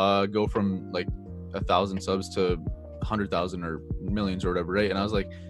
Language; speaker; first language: English; native; English